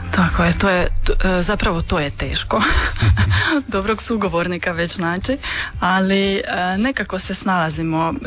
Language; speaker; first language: Croatian; non-native, local second language; Hungarian